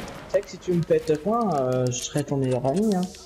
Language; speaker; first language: French; native; French